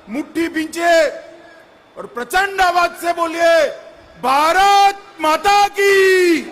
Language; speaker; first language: Hindi; non-native, local second language; Telugu